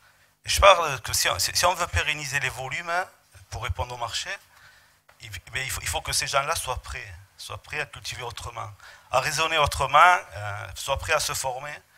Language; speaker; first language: French; native; French